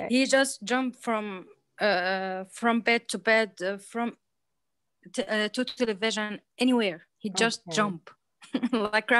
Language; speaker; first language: English; non-native, learner; Arabic